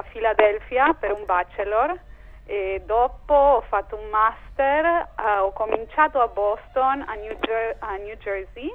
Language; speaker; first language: Italian; non-native, fluent; Spanish